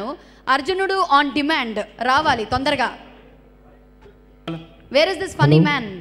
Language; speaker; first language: Telugu; native; Telugu